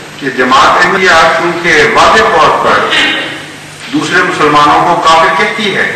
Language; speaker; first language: Urdu; native; Urdu